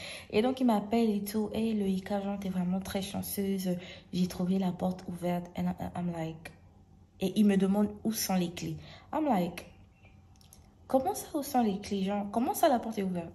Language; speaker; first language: French; native; French